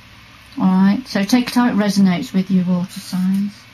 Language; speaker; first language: English; native; English